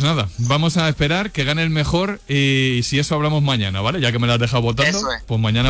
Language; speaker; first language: Spanish; native; Spanish